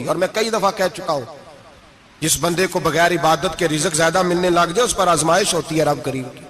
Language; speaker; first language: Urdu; non-native, local second language; Punjabi